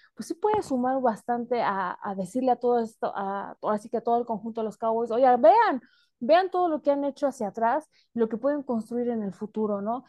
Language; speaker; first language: Spanish; native; Spanish